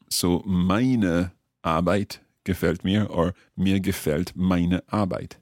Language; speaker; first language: German; non-native, learner; English